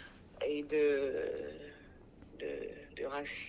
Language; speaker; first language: French; non-native, local second language; Sango